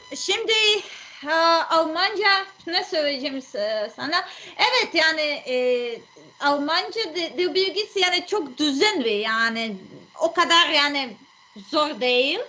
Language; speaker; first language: Turkish; non-native, learner; Serbian